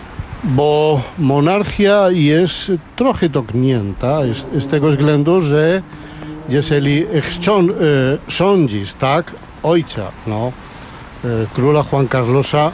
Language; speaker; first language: Polish; non-native, learner; Spanish